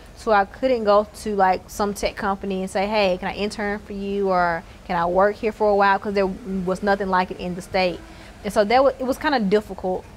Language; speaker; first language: English; native; English